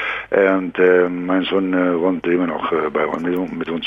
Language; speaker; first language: German; non-native, fluent; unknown